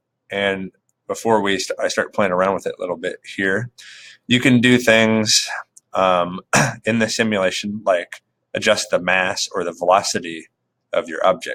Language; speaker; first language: English; native; English